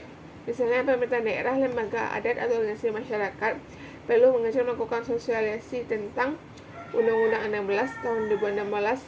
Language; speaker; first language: Indonesian; native; Indonesian